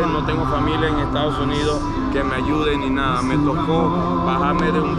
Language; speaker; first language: Spanish; native; Spanish